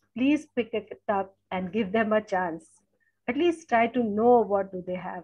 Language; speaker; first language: English; non-native, local second language; Gujarati